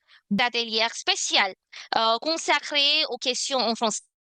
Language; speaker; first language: French; non-native, fluent; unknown